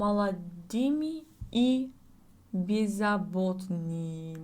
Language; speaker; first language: Russian; non-native, learner; English